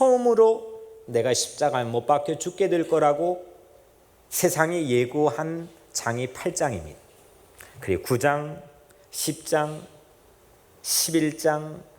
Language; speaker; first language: Korean; native; Korean